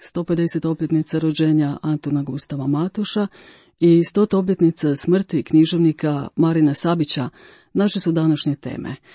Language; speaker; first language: Croatian; native; Croatian